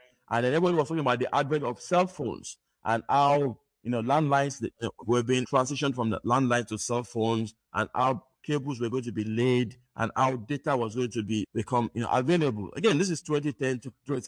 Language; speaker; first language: English; non-native, local second language; Yoruba